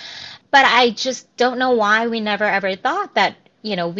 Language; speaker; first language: English; native; English